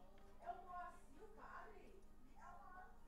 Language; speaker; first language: Portuguese; native; Portuguese